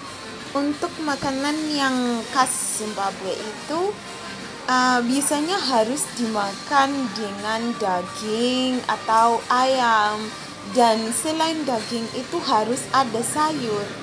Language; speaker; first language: Indonesian; non-native, fluent; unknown